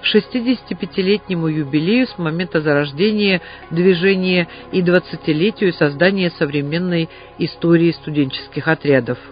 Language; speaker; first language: Russian; native; Russian